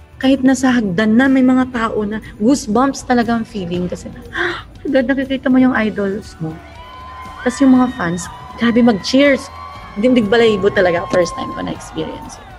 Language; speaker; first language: Filipino; non-native, local second language; Hiligaynon